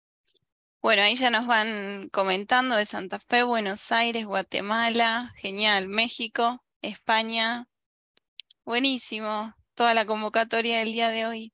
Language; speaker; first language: Spanish; native; Spanish